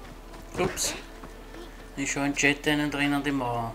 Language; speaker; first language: German; native; German